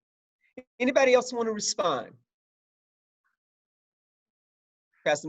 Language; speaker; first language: English; native; English